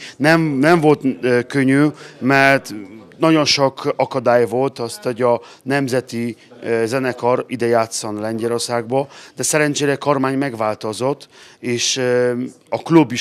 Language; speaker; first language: Hungarian; non-native, fluent; Polish